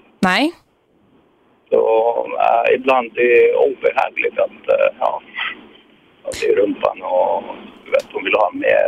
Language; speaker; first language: Swedish; non-native, fluent; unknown